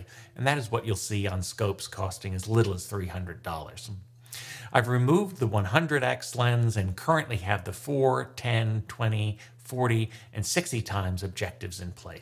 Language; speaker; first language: English; native; English